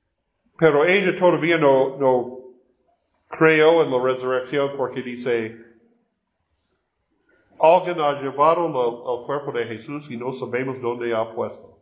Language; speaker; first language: Spanish; non-native, learner; English